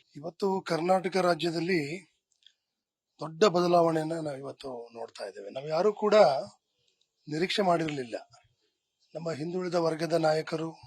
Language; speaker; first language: Kannada; non-native, local second language; Lambadi